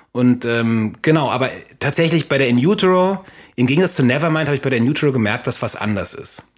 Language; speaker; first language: German; native; German